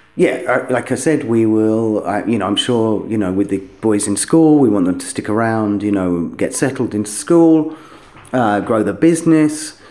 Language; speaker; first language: English; native; English